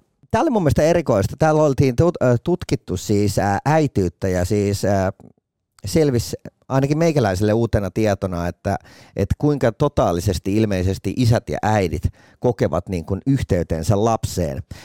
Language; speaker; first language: Finnish; native; Finnish